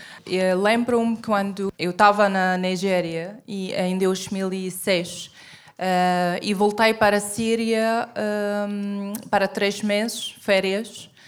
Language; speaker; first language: Portuguese; non-native, fluent; Arabic